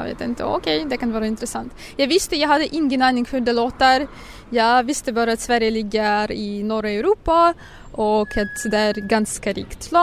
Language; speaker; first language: Swedish; non-native, fluent; Russian